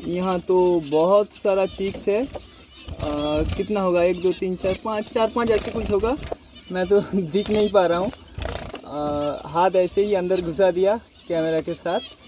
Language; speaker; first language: Hindi; non-native, local second language; Bangla